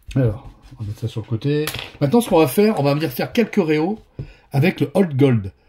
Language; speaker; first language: French; native; French